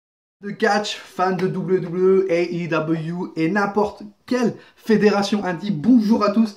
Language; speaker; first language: French; native; French